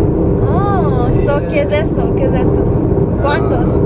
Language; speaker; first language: Spanish; early bilingual, heritage; Spanish